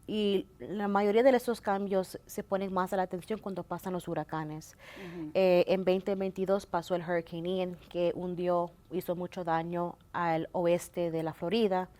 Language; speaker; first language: Spanish; early bilingual, heritage; Spanish